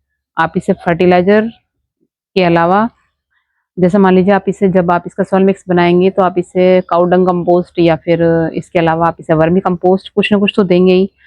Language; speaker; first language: Hindi; native; Hindi